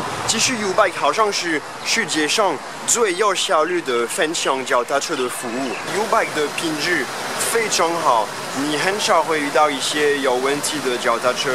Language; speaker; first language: Chinese; non-native, fluent; French